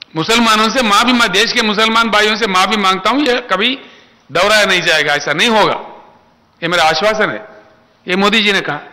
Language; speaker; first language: Hindi; non-native, local second language; Telugu